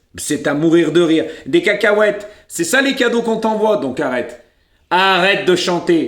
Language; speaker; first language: French; native; French